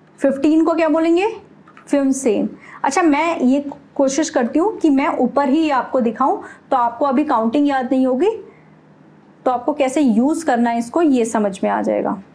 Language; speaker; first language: Hindi; native; Hindi